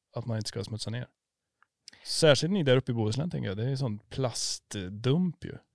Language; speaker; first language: Swedish; native; Swedish